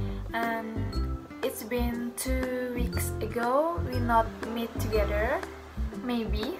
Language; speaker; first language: English; non-native, learner; Indonesian